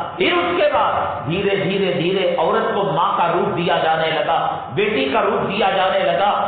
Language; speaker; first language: Urdu; native; Urdu